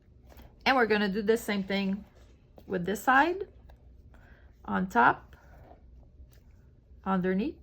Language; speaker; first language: English; non-native, fluent; French